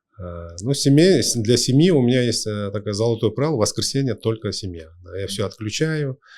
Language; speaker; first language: Russian; non-native, local second language; Uzbek